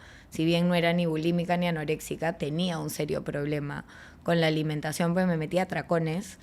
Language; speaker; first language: Spanish; native; Spanish